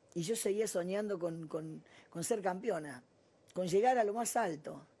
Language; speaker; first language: Spanish; native; Spanish